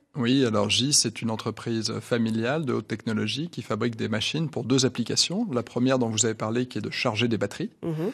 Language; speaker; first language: French; native; French